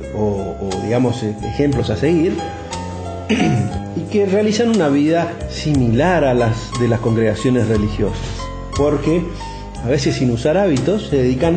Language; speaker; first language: Spanish; native; Spanish